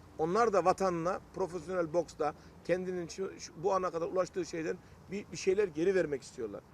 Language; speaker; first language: Turkish; early bilingual, heritage; Turkish